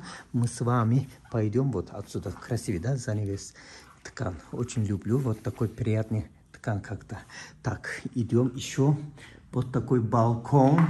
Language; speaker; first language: Russian; non-native, fluent; Turkish